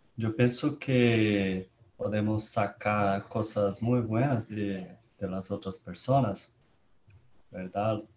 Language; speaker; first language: Spanish; non-native, learner; Portuguese